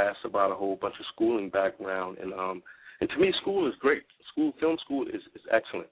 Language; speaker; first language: English; native; English